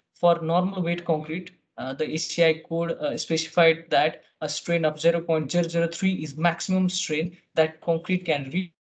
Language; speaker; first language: English; non-native, local second language; Nepali